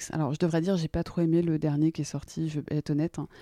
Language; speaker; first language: French; native; French